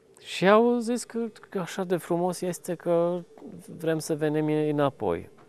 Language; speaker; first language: Romanian; non-native, fluent; Hungarian